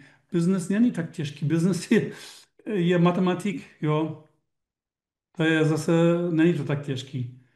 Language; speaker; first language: Czech; non-native, learner; German